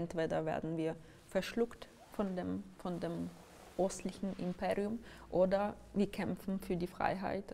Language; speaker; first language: German; non-native, fluent; Ukrainian